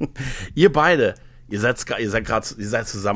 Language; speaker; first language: German; native; German